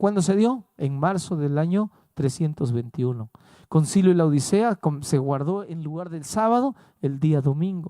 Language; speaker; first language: Spanish; native; Spanish